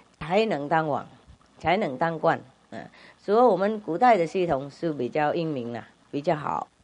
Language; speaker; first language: Chinese; non-native, fluent; Vietnamese